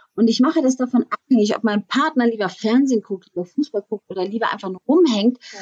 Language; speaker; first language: German; native; German